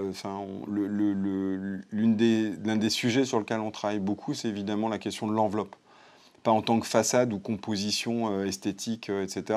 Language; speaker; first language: French; native; French